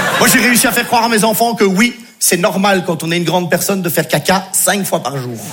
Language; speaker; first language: French; native; French